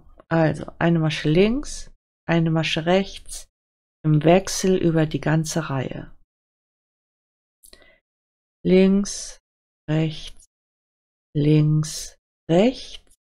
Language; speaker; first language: German; native; German